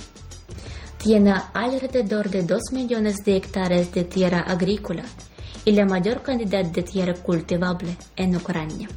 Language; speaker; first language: Spanish; non-native, fluent; Ukrainian